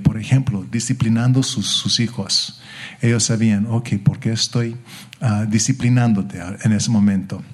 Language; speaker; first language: Spanish; early bilingual, heritage; English